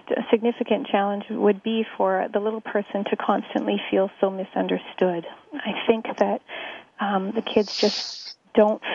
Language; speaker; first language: English; native; English